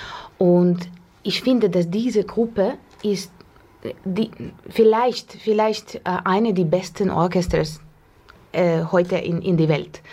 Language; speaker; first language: German; non-native, learner; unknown